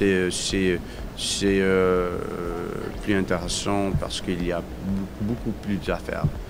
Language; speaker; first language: French; non-native, learner; English